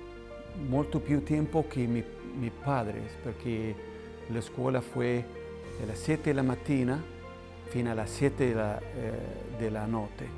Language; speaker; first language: Italian; non-native, learner; Spanish